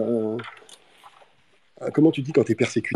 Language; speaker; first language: English; non-native, fluent; French